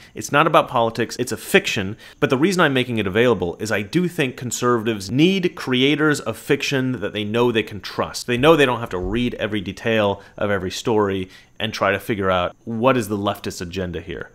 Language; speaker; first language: English; native; English